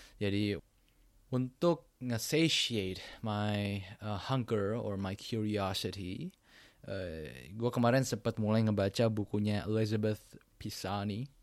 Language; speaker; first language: Indonesian; native; Indonesian